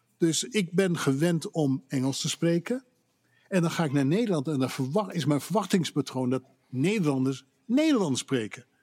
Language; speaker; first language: Dutch; native; Dutch